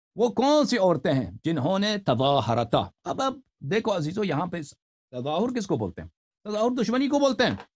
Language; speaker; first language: Urdu; non-native, fluent; Persian